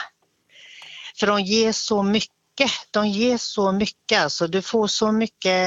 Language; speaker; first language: Swedish; native; Swedish